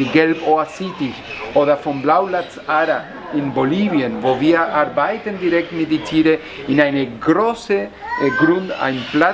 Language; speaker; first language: German; non-native, learner; Spanish